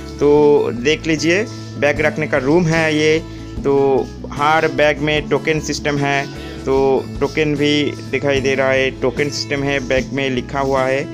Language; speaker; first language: Hindi; non-native, local second language; Odia